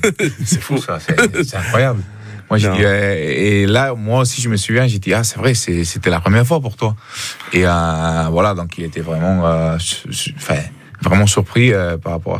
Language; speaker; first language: French; non-native, fluent; Italian